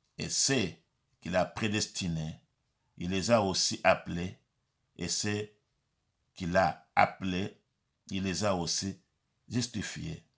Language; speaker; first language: French; non-native, local second language; Lingala